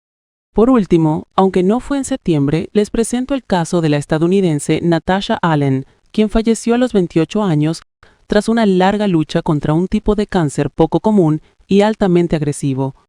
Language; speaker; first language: Spanish; native; Spanish